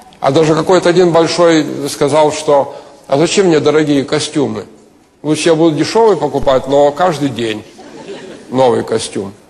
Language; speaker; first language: Russian; non-native, local second language; Lithuanian